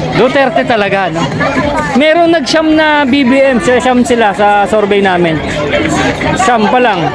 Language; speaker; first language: Filipino; native; Filipino